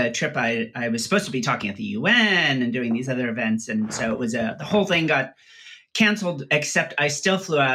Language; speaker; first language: English; native; English